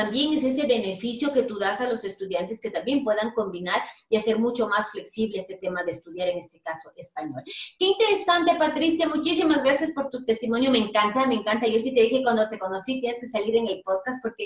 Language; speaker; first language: Spanish; native; Spanish